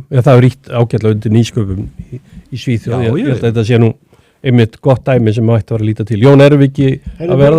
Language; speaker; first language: Icelandic; native; Icelandic